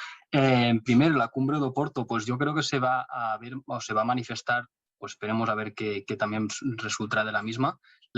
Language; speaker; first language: Spanish; native; Spanish